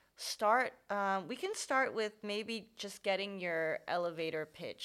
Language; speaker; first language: English; non-native, local second language; Cantonese